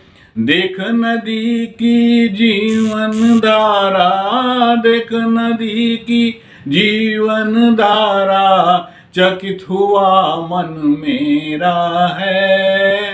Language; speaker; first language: Hindi; native; Hindi